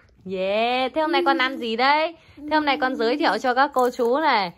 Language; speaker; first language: Vietnamese; native; Vietnamese